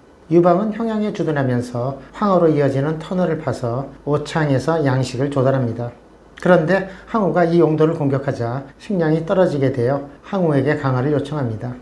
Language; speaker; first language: Korean; native; Korean